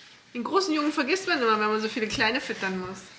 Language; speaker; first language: German; native; German